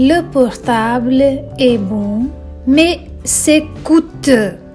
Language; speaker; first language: French; non-native, fluent; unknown